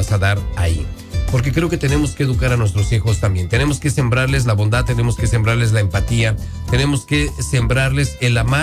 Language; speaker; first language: Spanish; native; Spanish